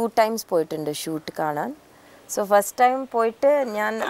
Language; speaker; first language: Malayalam; early bilingual, heritage; Malayalam